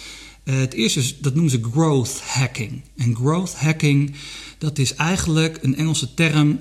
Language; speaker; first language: Dutch; native; Dutch